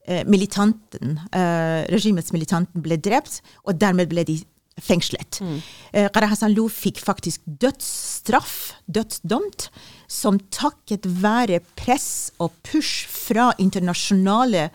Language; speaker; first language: Norwegian; non-native, fluent; Persian